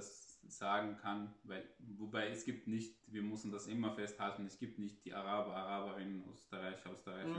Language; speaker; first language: German; non-native, fluent; Arabic